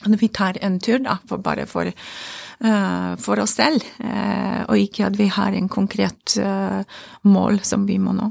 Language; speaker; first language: Norwegian; non-native, fluent; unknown